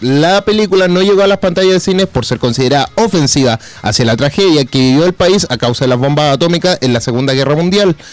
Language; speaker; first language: Spanish; native; Spanish